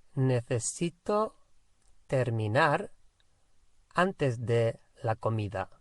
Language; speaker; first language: Spanish; non-native, fluent; English